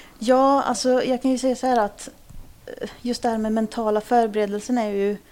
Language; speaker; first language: Swedish; early bilingual, other home language; Kurdish